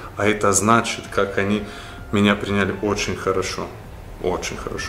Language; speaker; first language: Russian; non-native, learner; Bulgarian